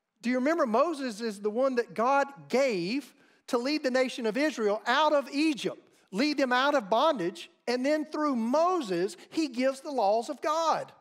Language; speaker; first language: English; native; English